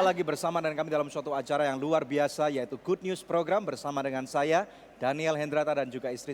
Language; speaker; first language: Indonesian; native; Indonesian